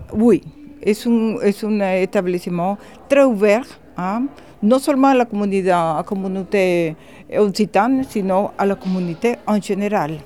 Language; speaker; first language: French; non-native, fluent; Spanish